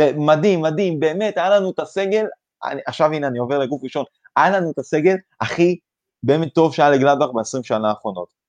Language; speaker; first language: Hebrew; native; Hebrew